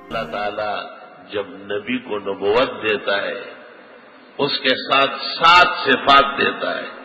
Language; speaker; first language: Urdu; non-native, local second language; Pashto